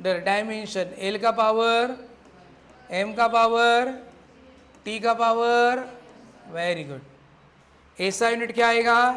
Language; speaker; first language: Hindi; non-native, local second language; Marathi